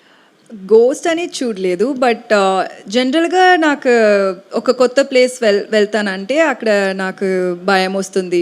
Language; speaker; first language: Telugu; non-native, learner; Tamil